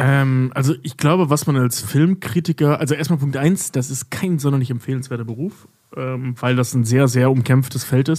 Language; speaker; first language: German; native; German